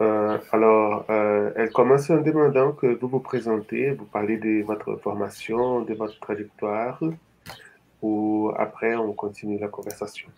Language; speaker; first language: French; non-native, fluent; Portuguese